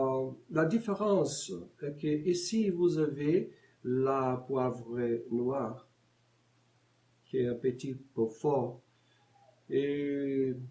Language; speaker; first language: French; non-native, learner; Portuguese